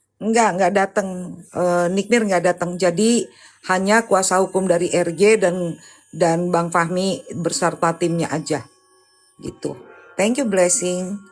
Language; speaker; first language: Indonesian; native; Indonesian